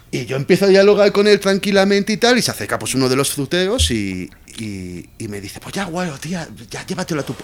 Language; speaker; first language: Spanish; native; Spanish